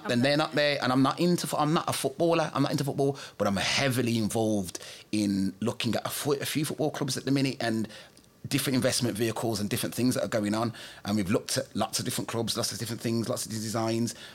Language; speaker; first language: English; native; English